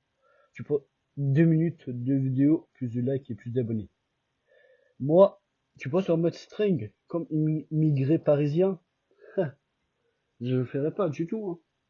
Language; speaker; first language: French; non-native, fluent; Albanian